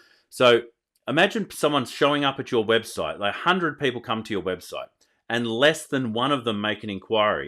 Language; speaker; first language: English; native; English